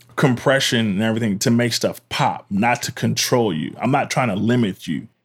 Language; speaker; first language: English; native; English